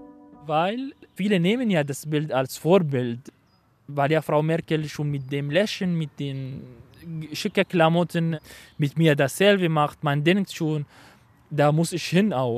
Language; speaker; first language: German; non-native, fluent; Arabic